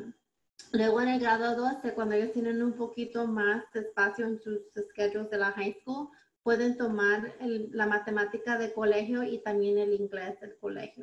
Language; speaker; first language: Spanish; early bilingual, heritage; Spanish